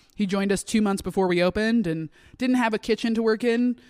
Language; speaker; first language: English; native; English